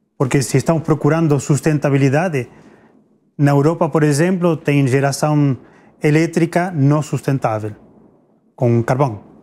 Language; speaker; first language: Portuguese; non-native, fluent; Spanish